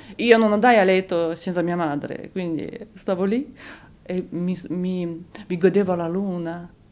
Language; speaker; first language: Italian; non-native, fluent; Romanian